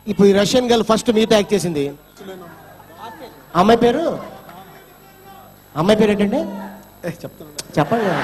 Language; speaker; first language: Telugu; native; Telugu